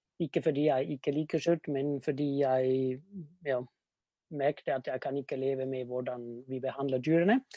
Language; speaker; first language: Norwegian; non-native, fluent; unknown